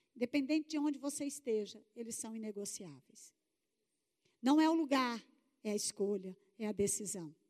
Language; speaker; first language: Portuguese; native; Portuguese